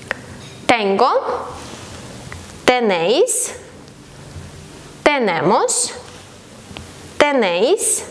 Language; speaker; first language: Spanish; non-native, fluent; Ukrainian